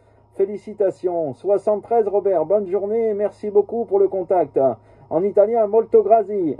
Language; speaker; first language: French; native; French